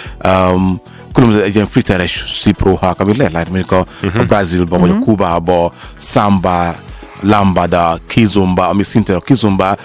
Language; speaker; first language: Hungarian; non-native, learner; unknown